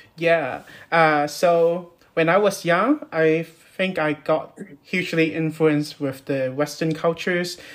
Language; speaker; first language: English; non-native, local second language; Cantonese